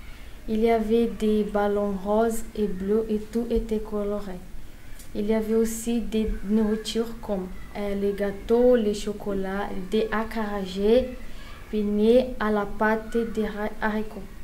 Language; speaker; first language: French; non-native, learner; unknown